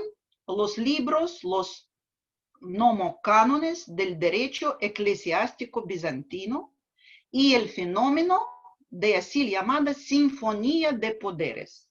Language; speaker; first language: Spanish; non-native, fluent; Russian